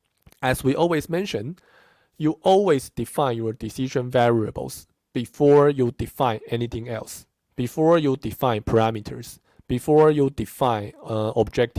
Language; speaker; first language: English; non-native, fluent; Chinese